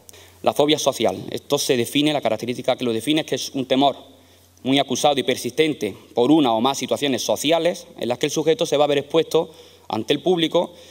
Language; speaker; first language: Spanish; native; Spanish